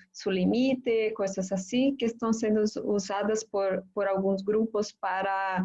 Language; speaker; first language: Spanish; non-native, fluent; Portuguese